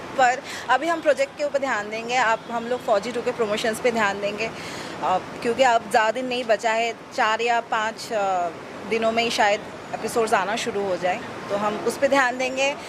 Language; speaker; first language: Hindi; non-native, local second language; Bangla